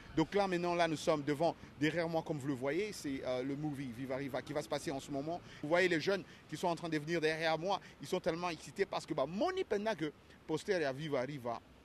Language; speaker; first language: French; non-native, local second language; Lingala